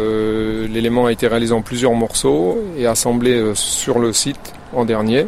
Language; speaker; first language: French; native; French